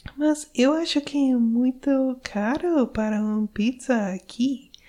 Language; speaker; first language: Portuguese; non-native, learner; English